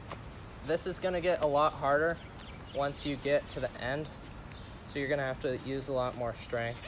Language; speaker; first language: English; native; English